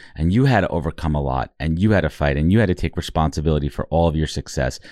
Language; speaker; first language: English; native; English